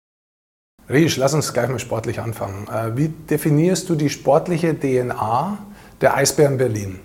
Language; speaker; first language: German; native; German